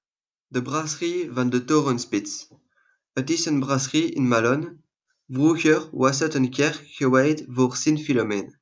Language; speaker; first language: Dutch; non-native, learner; French